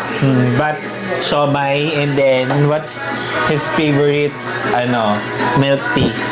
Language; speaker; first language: English; non-native, local second language; Filipino